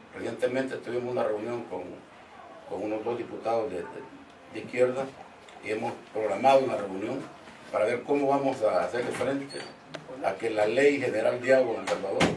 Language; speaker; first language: Spanish; native; Spanish